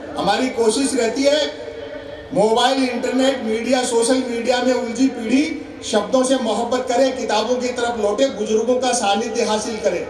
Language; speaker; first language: Hindi; native; Hindi